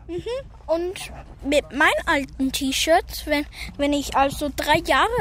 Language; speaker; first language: German; early bilingual, other home language; English